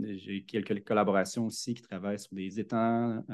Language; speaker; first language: French; native; French